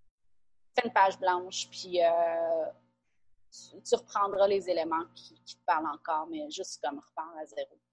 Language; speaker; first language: French; native; French